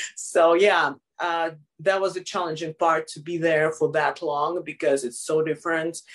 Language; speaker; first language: English; non-native, fluent; Russian